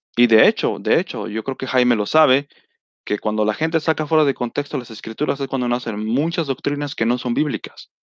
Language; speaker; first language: Spanish; early bilingual, heritage; Spanish